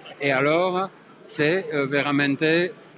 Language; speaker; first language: Italian; non-native, learner; French